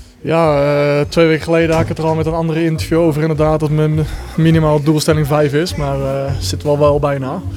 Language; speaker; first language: Dutch; native; Dutch